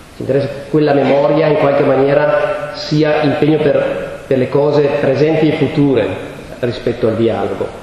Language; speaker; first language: Italian; native; Italian